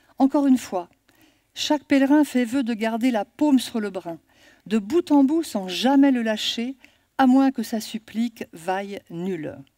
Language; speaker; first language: French; native; French